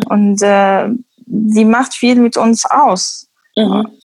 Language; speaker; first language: German; non-native, fluent; Arabic